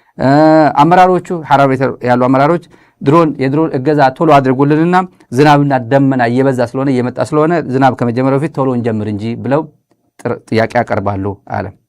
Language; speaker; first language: Amharic; non-native, local second language; Tigrinya